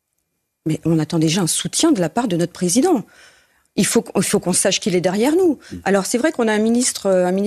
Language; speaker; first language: French; native; French